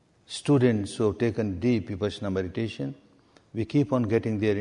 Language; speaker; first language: English; non-native, fluent; Burmese